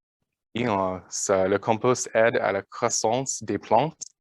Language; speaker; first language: French; non-native, learner; English